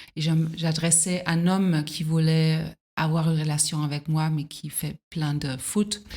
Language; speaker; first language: French; non-native, fluent; German